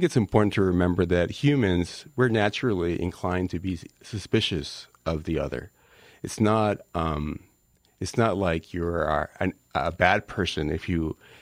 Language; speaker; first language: English; non-native, fluent; Spanish